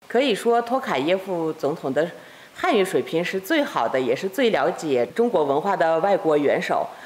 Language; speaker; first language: Chinese; non-native, fluent; Kazakh